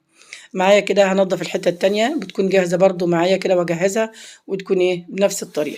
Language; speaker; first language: Arabic; native; Arabic